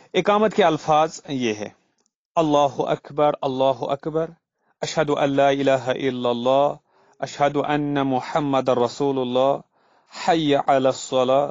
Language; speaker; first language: Urdu; non-native, local second language; Kashmiri